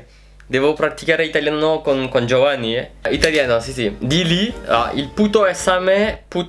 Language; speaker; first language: Italian; non-native, learner; French